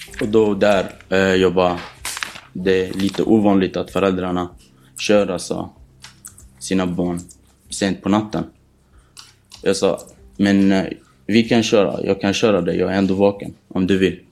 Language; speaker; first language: Swedish; non-native, fluent; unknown